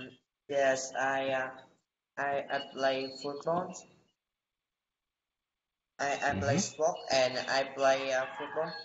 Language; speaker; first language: English; non-native, learner; Vietnamese